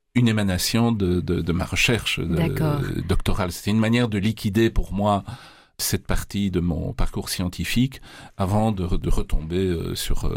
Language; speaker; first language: French; native; French